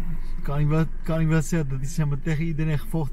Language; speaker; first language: Dutch; non-native, fluent; Armenian